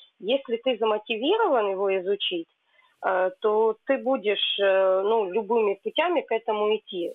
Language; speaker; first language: Russian; native; Russian